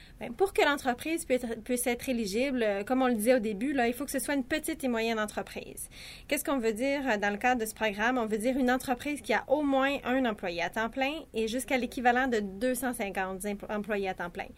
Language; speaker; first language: French; native; French